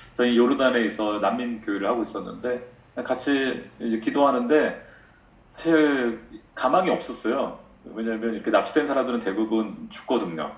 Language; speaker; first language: Korean; native; Korean